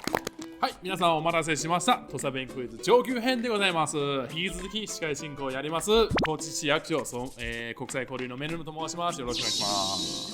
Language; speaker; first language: Japanese; non-native, fluent; Chinese